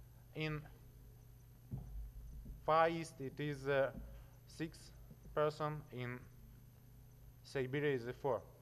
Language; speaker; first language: English; non-native, learner; Russian